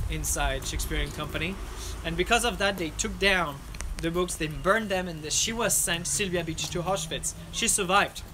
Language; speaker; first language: English; non-native, fluent; French